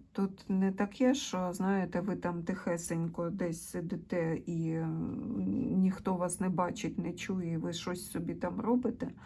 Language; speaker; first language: Ukrainian; non-native, local second language; Russian